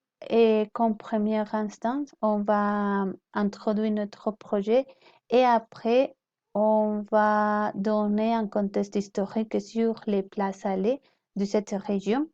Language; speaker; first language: French; non-native, learner; Spanish